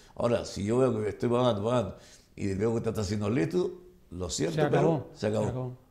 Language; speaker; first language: Spanish; native; Spanish